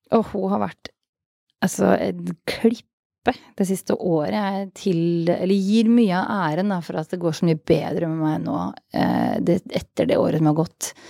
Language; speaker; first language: Norwegian; native; Norwegian